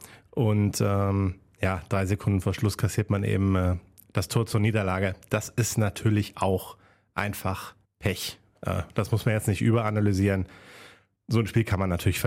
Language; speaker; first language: German; native; German